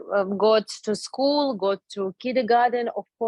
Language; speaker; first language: English; non-native, learner; Ukrainian